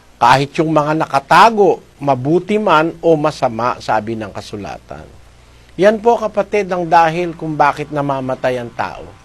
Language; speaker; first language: Filipino; non-native, local second language; Iloko